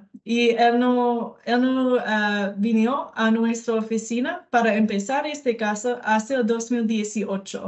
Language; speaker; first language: Spanish; non-native, learner; English